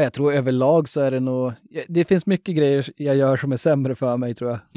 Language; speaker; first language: Swedish; native; Swedish